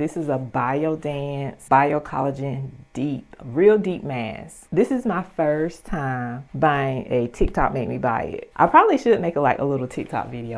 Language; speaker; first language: English; native; English